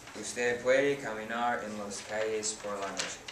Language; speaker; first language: Spanish; non-native, learner; English